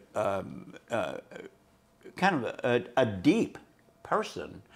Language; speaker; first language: English; native; English